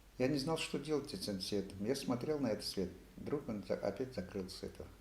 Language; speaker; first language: Russian; non-native, local second language; Kazakh